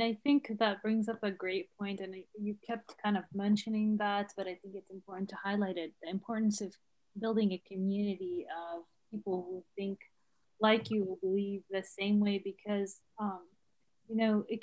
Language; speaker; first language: English; non-native, fluent; Arabic